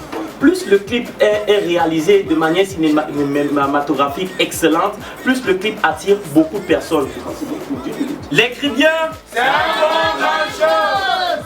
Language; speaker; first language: French; native; French